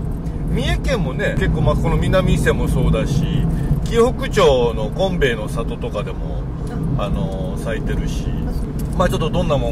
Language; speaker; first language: Japanese; native; Japanese